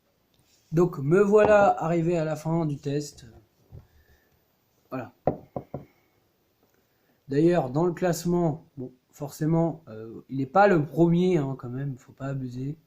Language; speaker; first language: French; native; French